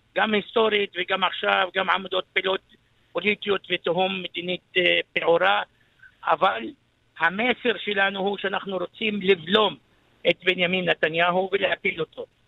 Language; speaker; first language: Hebrew; non-native, local second language; Arabic